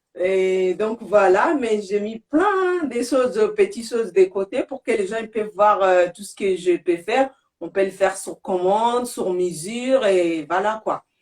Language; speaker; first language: French; non-native, local second language; Bambara